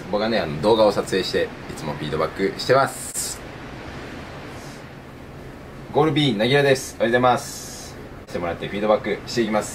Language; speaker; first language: Japanese; native; Japanese